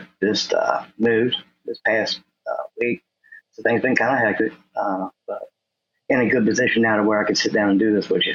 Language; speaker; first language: English; native; English